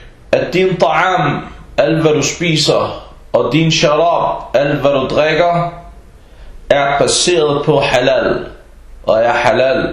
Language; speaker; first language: Danish; non-native, fluent; Arabic